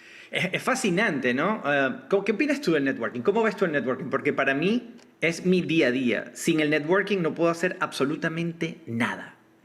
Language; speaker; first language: Spanish; native; Spanish